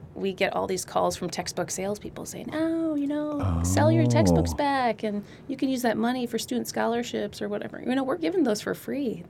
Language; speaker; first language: English; native; English